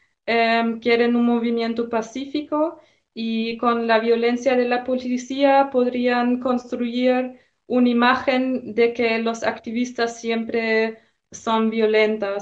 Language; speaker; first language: Spanish; non-native, fluent; German